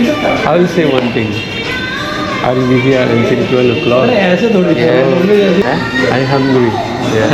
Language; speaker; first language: English; non-native, learner; Burmese